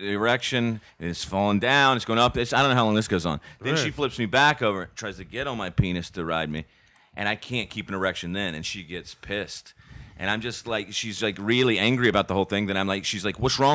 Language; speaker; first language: English; native; English